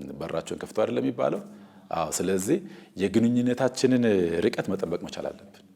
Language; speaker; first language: Amharic; native; Amharic